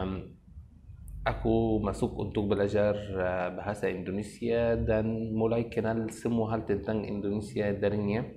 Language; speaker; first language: Indonesian; non-native, fluent; Arabic